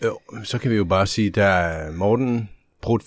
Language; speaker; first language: Danish; native; Danish